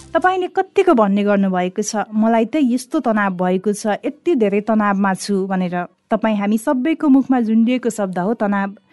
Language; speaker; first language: Nepali; native; Nepali